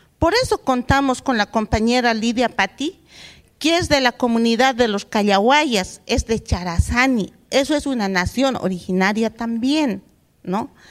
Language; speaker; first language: Spanish; non-native, local second language; Aymara